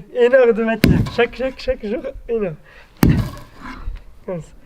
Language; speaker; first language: French; non-native, learner; Arabic